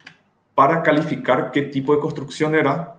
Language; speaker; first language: Spanish; native; Spanish